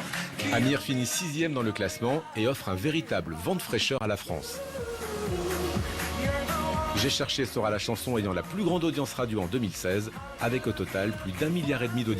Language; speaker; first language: French; native; French